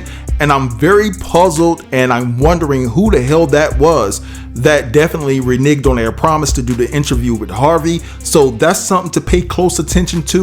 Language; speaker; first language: English; native; English